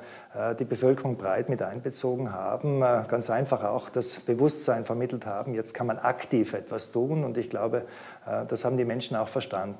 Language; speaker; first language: German; native; German